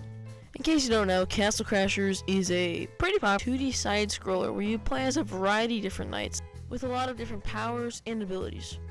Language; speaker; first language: English; native; English